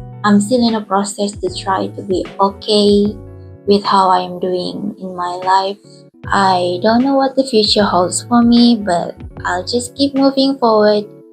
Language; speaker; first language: English; non-native, local second language; Malay